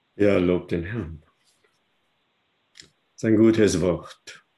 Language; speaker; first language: German; non-native, fluent; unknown